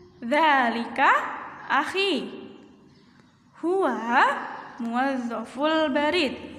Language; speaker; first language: Arabic; non-native, fluent; Indonesian